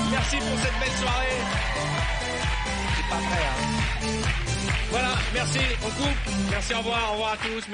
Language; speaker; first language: French; native; French